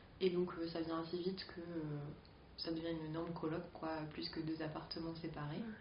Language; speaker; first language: French; native; French